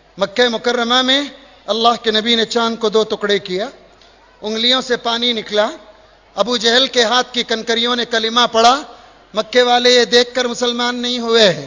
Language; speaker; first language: Urdu; native; Urdu